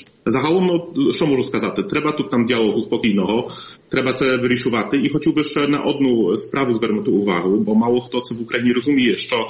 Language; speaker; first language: Polish; non-native, learner; Ukrainian